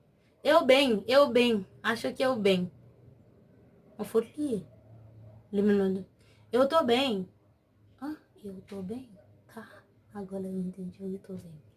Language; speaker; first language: Portuguese; non-native, learner; Haitian Creole